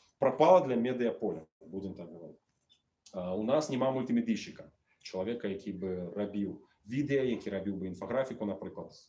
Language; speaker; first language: Belarusian; non-native, local second language; Russian